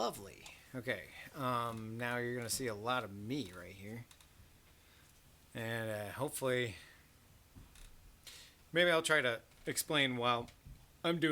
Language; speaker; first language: English; native; English